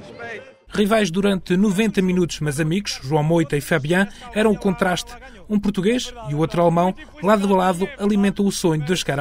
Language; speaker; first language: Portuguese; native; Portuguese